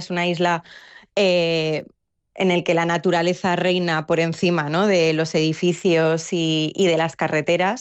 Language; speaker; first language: Spanish; native; Spanish